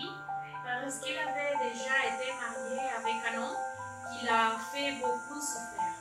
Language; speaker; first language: French; non-native, learner; Spanish